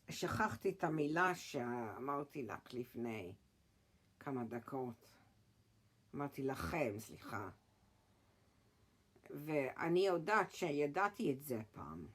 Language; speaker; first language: Hebrew; early bilingual, heritage; English